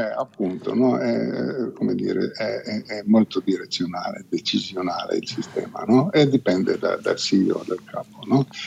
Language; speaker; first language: Italian; non-native, fluent; Slovenian